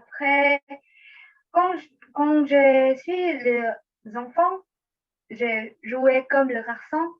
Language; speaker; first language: French; non-native, learner; Vietnamese